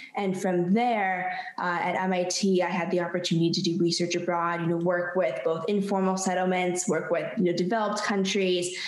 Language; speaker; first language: English; native; English